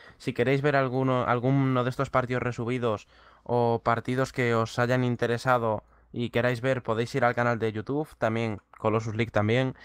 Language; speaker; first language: Spanish; native; Spanish